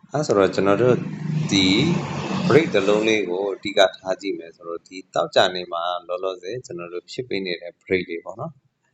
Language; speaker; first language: Burmese; native; Burmese